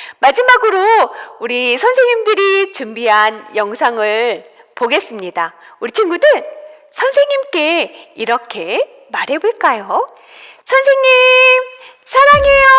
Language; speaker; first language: Korean; native; Korean